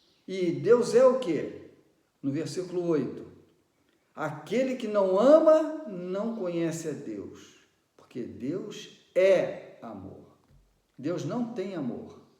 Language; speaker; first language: Portuguese; native; Portuguese